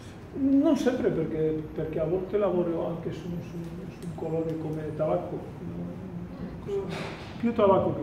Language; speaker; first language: Italian; non-native, fluent; Spanish